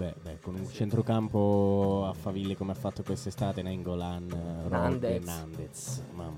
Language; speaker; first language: Italian; native; Italian